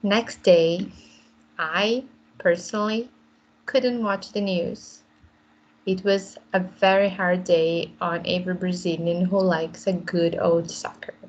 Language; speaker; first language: English; non-native, fluent; Portuguese